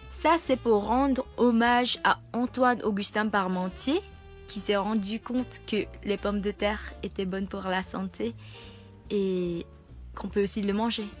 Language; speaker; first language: French; non-native, learner; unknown